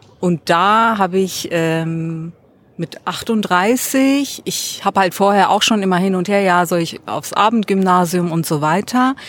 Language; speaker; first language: German; early bilingual, other home language; Turkish